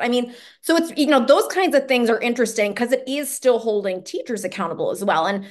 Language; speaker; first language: English; native; English